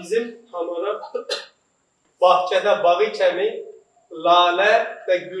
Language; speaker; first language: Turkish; non-native, fluent; Urdu